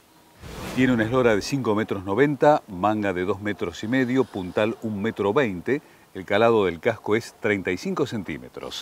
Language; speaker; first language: Spanish; native; Spanish